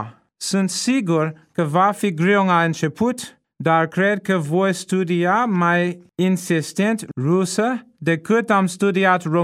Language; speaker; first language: Romanian; non-native, fluent; English